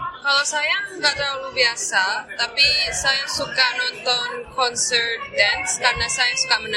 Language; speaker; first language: Indonesian; early bilingual, heritage; Indonesian